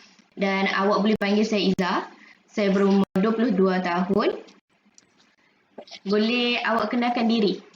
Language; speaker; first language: Malay; native; Malay